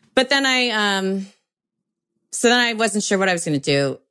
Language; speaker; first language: English; native; English